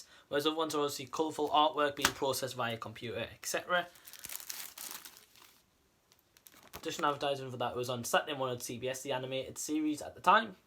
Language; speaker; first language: English; native; English